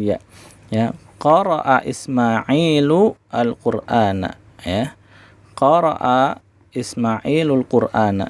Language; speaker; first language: Arabic; non-native, fluent; Indonesian